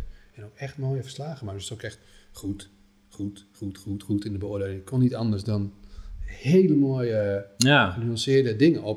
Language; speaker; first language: Dutch; native; Dutch